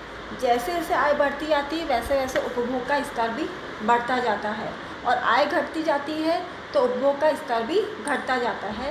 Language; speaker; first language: Hindi; native; Hindi